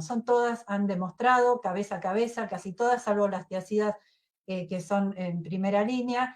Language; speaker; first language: Spanish; native; Spanish